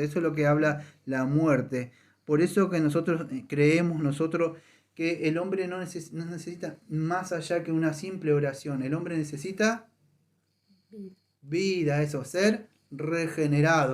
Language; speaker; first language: Spanish; native; Spanish